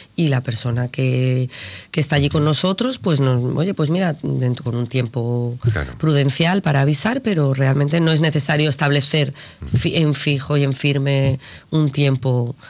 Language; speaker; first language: Spanish; native; Spanish